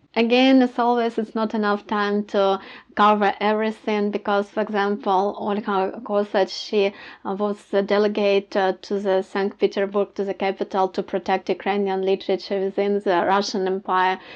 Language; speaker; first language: English; non-native, fluent; Ukrainian